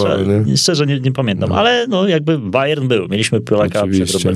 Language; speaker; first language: Polish; native; Polish